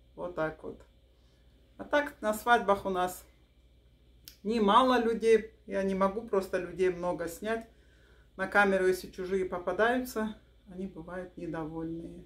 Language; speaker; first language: Russian; non-native, local second language; Avaric